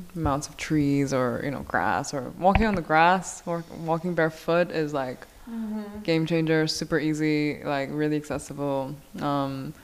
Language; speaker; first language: English; non-native, local second language; Korean